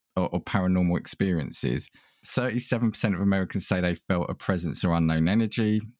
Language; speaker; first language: English; early bilingual, other home language; Italian